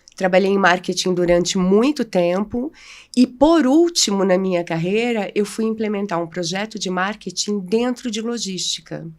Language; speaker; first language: Portuguese; native; Portuguese